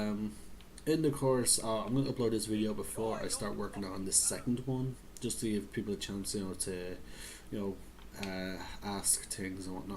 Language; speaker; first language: English; native; English